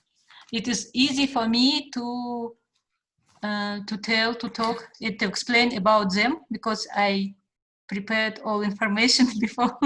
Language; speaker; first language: English; non-native, fluent; Russian